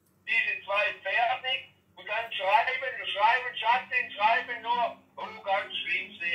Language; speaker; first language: German; non-native, learner; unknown